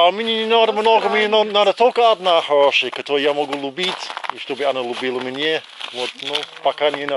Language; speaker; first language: Russian; non-native, fluent; English